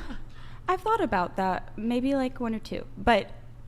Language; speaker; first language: English; native; English